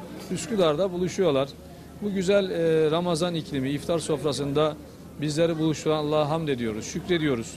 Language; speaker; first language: Turkish; native; Turkish